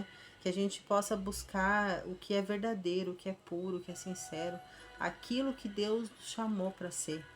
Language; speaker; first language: Portuguese; native; Portuguese